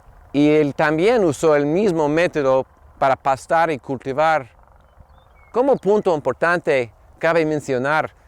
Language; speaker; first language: Spanish; non-native, fluent; English